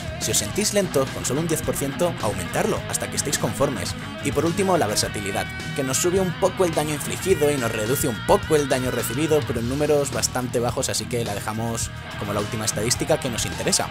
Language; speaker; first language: Spanish; native; Spanish